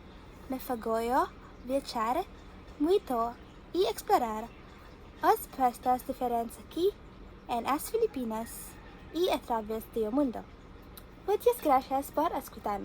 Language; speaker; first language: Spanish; non-native, learner; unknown